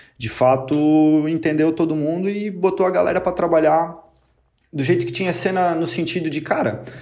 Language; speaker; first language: Portuguese; native; Portuguese